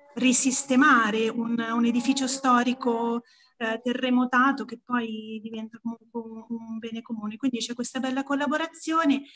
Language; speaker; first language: Italian; native; Italian